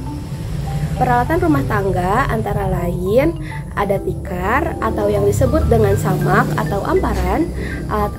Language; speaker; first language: Indonesian; native; Indonesian